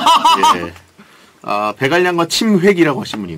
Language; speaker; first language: Korean; native; Korean